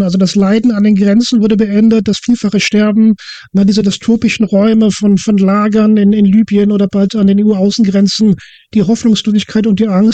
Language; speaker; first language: German; native; German